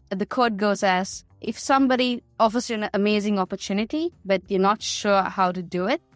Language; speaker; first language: English; non-native, local second language; Sinhala